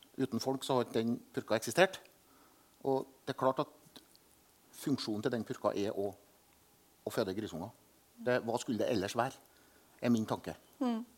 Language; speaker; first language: Norwegian; native; Norwegian